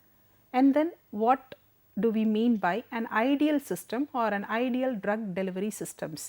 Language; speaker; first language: English; non-native, local second language; Tamil